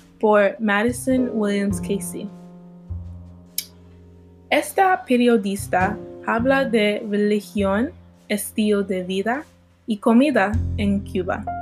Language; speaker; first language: Spanish; non-native, learner; English